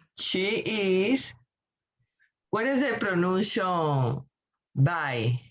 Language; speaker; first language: English; non-native, learner; Spanish